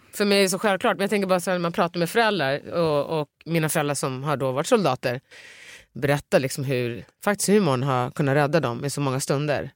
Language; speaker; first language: Swedish; early bilingual, other home language; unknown